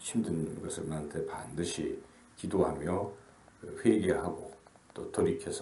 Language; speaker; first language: Korean; native; Korean